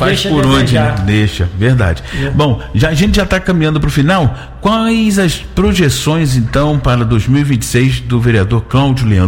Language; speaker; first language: Portuguese; native; Portuguese